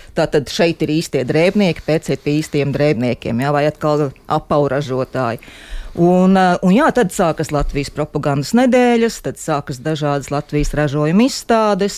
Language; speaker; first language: Latvian; native; Latvian